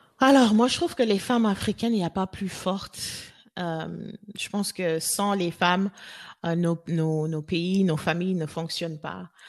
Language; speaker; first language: French; non-native, local second language; Wolof